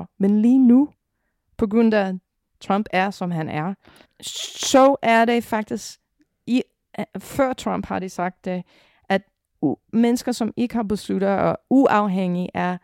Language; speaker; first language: Danish; non-native, fluent; English